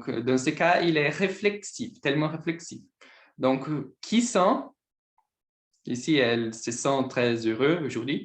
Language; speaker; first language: French; non-native, learner; Portuguese